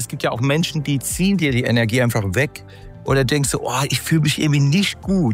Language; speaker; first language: German; native; German